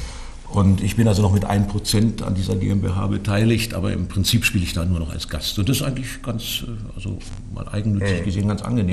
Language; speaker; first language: German; native; German